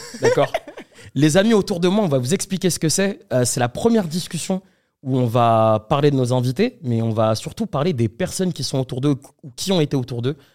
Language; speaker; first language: French; native; French